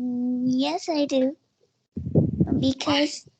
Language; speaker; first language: English; non-native, learner; Vietnamese